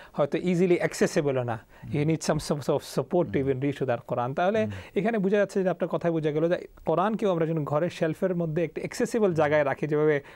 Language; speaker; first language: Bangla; early bilingual, heritage; Bangla